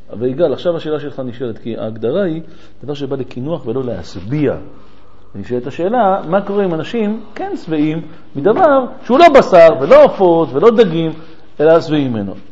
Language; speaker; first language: Hebrew; native; Hebrew